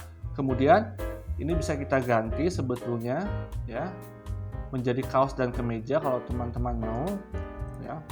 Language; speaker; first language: Indonesian; native; Indonesian